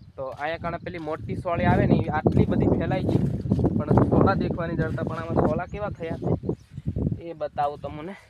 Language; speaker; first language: Gujarati; native; Gujarati